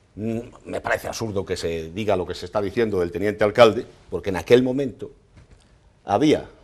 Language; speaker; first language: Spanish; native; Spanish